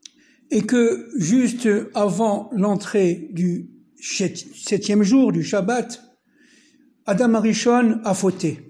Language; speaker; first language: French; native; French